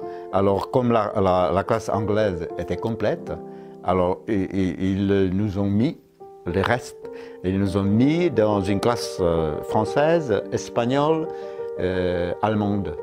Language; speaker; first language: French; non-native, fluent; Czech